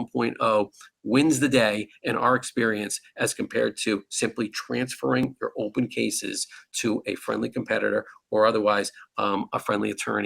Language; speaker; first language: English; native; English